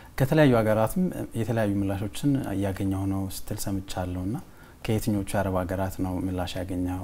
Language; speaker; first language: Amharic; native; Amharic